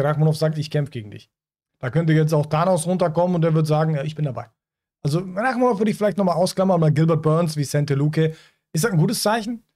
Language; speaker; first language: German; native; German